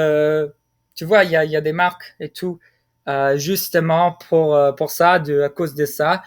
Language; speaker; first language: French; non-native, fluent; English